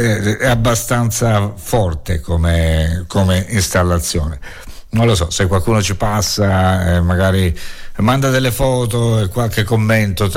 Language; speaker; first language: Italian; native; Italian